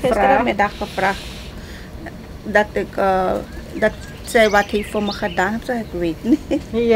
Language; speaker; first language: Dutch; non-native, local second language; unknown